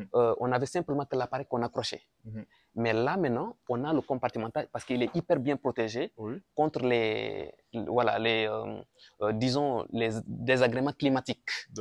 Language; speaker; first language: French; non-native, local second language; Wolof